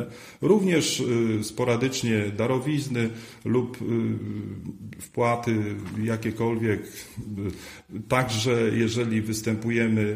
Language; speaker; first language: Polish; native; Polish